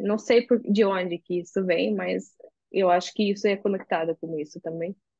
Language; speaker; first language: Portuguese; non-native, fluent; Russian